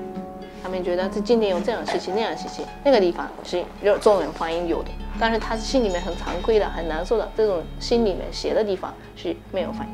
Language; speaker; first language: Chinese; non-native, fluent; Japanese